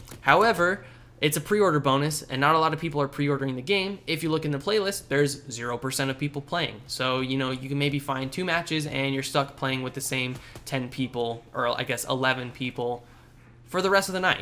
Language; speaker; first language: English; native; English